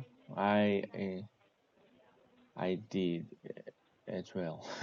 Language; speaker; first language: English; non-native, learner; Korean